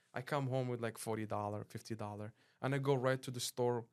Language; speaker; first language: English; non-native, fluent; Arabic